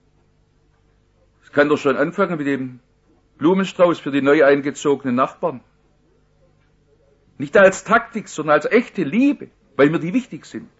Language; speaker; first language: German; native; German